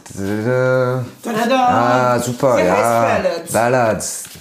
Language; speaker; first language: German; non-native, fluent; French